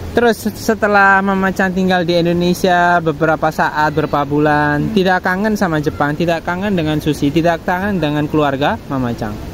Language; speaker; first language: Indonesian; native; Indonesian